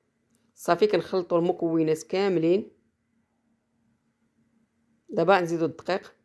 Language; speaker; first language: Arabic; native; Arabic